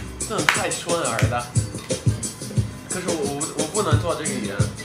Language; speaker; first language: Chinese; non-native, fluent; English